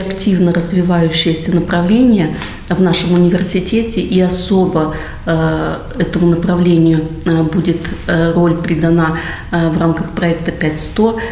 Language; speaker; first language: Russian; native; Russian